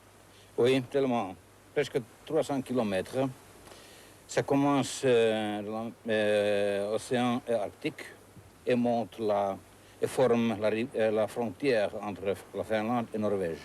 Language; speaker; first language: French; non-native, fluent; Finnish